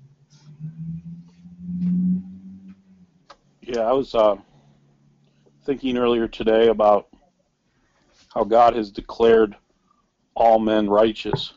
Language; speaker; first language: English; native; English